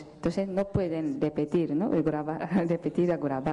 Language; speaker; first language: Spanish; non-native, fluent; Japanese